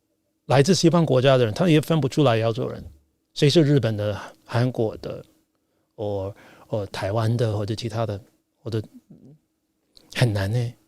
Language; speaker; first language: Chinese; non-native, fluent; English